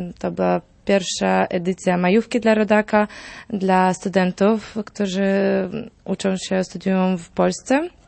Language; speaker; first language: Polish; non-native, fluent; Russian